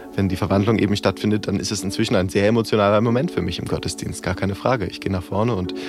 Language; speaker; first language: German; native; German